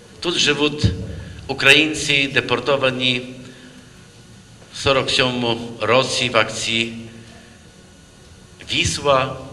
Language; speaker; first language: Ukrainian; early bilingual, heritage; Ukrainian